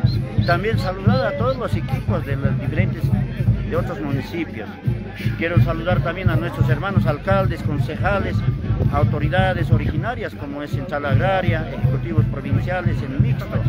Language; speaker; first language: Spanish; non-native, local second language; Aymara